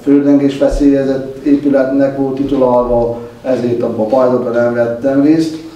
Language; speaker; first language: Hungarian; native; Hungarian